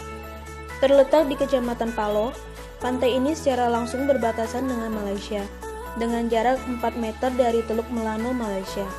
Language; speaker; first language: Indonesian; native; Indonesian